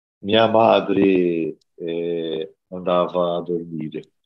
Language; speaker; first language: Italian; non-native, learner; Portuguese